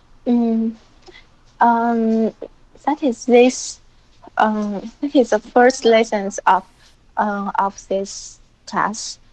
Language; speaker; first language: English; non-native, learner; Chinese